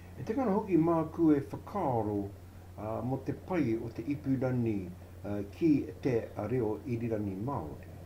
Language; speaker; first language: Māori; native; Māori